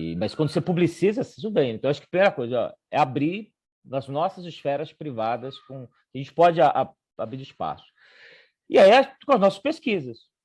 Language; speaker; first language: Portuguese; native; Portuguese